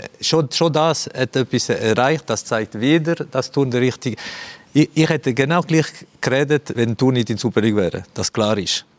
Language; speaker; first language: German; non-native, fluent; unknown